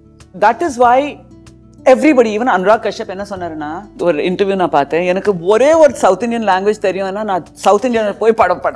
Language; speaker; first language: Tamil; early bilingual, heritage; Tamil